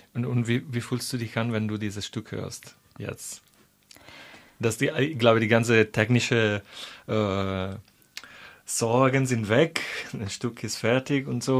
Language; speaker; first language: German; non-native, fluent; Italian